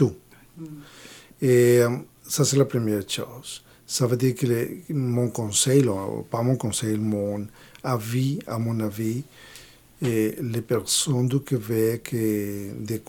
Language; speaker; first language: French; non-native, learner; Spanish